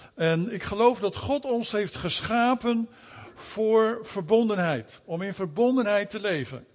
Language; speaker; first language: Dutch; native; Dutch